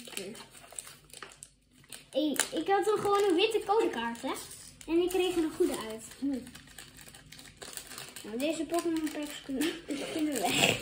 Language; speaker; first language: Dutch; native; Dutch